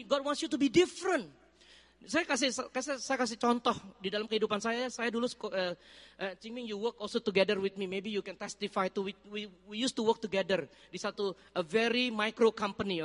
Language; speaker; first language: English; non-native, fluent; Indonesian